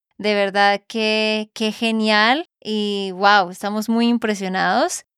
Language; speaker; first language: Spanish; native; Spanish